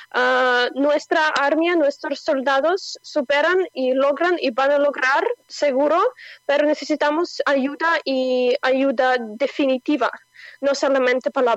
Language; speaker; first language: Spanish; non-native, fluent; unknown